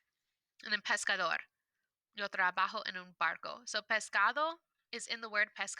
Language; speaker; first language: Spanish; non-native, fluent; English